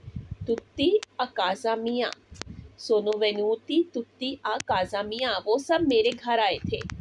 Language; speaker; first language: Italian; non-native, learner; Urdu